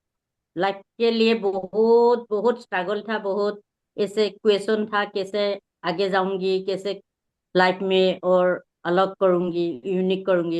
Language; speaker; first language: Hindi; non-native, local second language; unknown